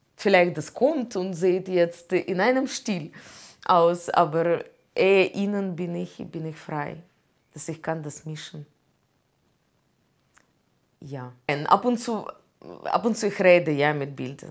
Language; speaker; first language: German; non-native, learner; Russian